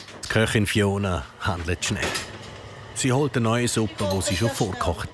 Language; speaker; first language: German; native; German